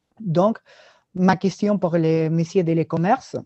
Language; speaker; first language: French; non-native, learner; Spanish